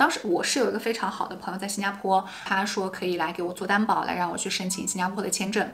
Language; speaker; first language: Chinese; native; Chinese